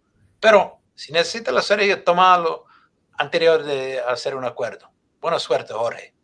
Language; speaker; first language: Spanish; non-native, learner; English